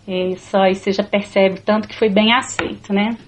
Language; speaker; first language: Portuguese; native; Portuguese